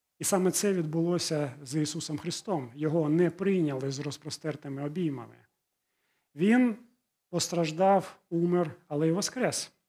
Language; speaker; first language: Ukrainian; non-native, local second language; Russian